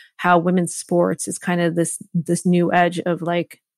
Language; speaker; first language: English; native; English